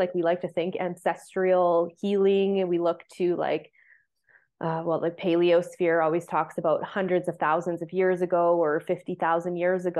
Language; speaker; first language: English; native; English